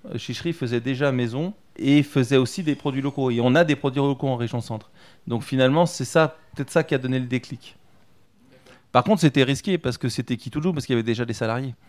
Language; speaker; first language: French; native; French